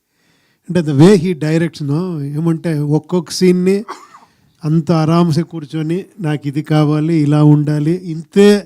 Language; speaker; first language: Telugu; non-native, fluent; Kannada